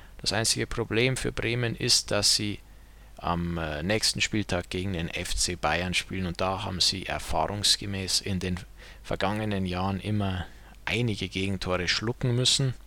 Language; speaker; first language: German; native; German